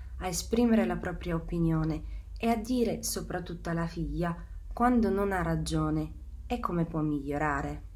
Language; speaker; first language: Italian; non-native, fluent; Bulgarian